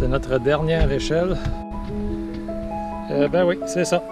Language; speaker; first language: French; native; French